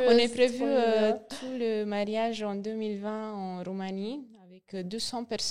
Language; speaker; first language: French; non-native, learner; Romanian